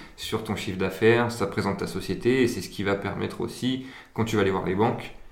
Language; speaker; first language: French; native; French